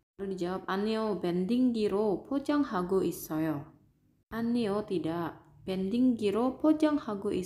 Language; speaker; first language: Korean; non-native, fluent; Indonesian